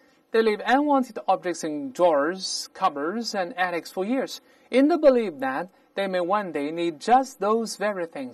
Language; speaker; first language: English; non-native, fluent; Chinese